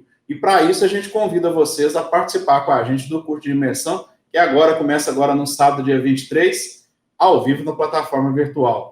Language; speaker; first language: Portuguese; native; Portuguese